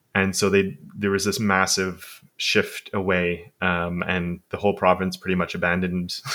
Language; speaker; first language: English; native; English